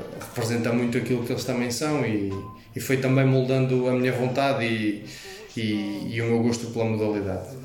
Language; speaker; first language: Portuguese; native; Portuguese